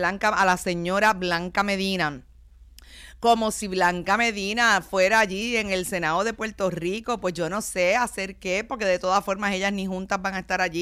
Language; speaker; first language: Spanish; native; Spanish